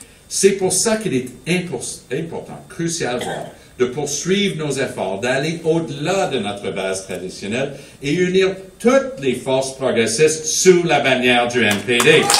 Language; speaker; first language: French; early bilingual, heritage; French